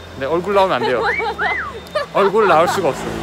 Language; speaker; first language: Korean; native; Korean